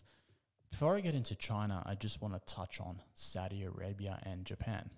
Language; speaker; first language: English; native; English